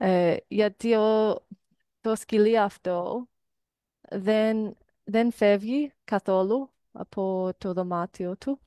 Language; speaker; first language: Greek; non-native, learner; English